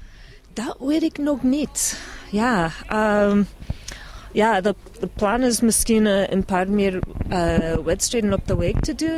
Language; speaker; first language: Dutch; non-native, fluent; English